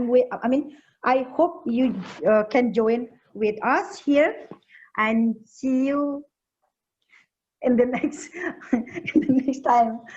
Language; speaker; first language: English; non-native, learner; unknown